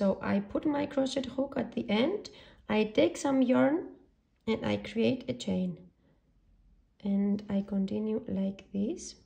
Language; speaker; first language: English; non-native, fluent; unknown